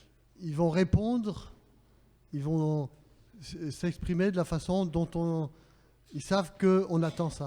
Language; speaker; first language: French; native; French